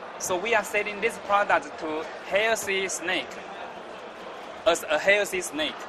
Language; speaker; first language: English; non-native, learner; Chinese